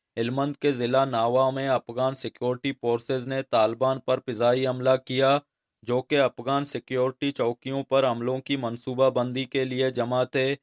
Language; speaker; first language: Urdu; non-native, local second language; Baluchi